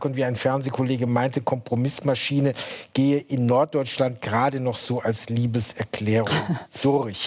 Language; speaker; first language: German; native; German